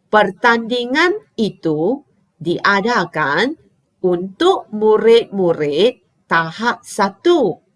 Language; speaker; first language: Malay; non-native, local second language; Chinese